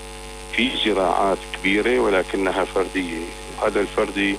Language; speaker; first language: Arabic; native; Arabic